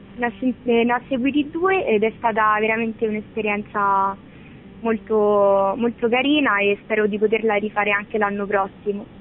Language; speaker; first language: Italian; early bilingual, other home language; Albanian